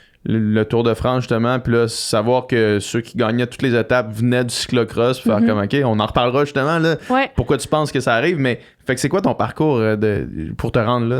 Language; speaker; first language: French; native; French